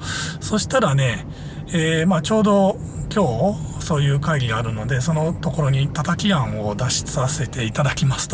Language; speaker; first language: Japanese; native; Japanese